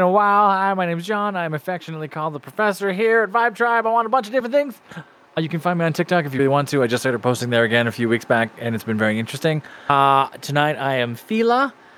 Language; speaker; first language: English; native; English